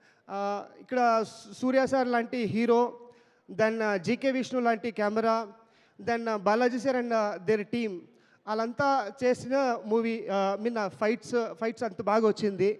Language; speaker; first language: Telugu; non-native, learner; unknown